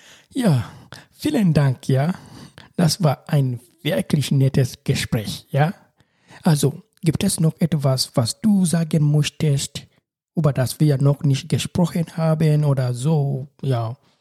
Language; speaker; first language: German; non-native, learner; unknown